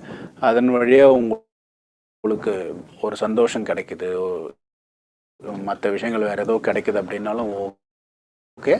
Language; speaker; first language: Tamil; native; Tamil